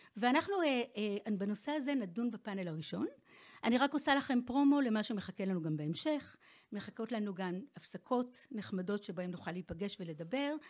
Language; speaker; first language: Hebrew; native; Hebrew